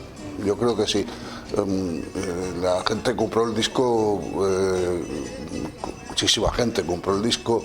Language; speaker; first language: Spanish; native; Spanish